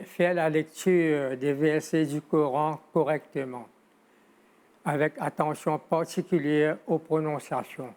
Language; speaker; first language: French; non-native, local second language; Morisyen